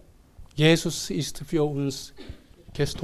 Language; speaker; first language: German; non-native, learner; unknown